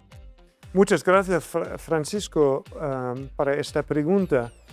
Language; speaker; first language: Spanish; non-native, fluent; German